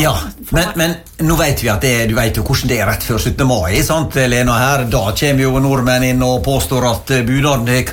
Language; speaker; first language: Norwegian; native; Norwegian